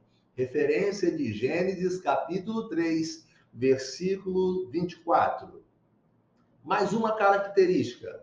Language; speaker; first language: Portuguese; native; Portuguese